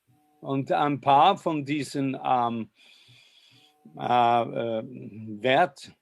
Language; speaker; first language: German; non-native, fluent; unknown